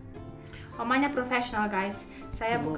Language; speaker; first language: Indonesian; non-native, learner; Serbian